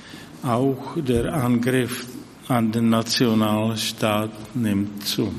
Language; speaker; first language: German; non-native, fluent; Czech